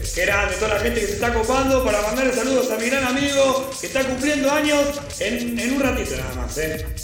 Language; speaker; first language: Spanish; native; Spanish